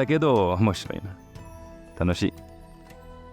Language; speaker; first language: Japanese; non-native, learner; French